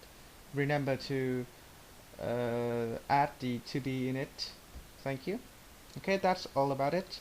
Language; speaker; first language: English; non-native, learner; Vietnamese